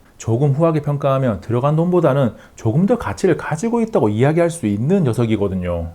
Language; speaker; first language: Korean; native; Korean